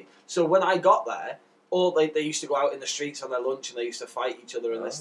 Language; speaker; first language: English; native; English